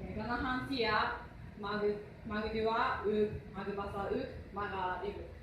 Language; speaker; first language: Cebuano; non-native, learner; Japanese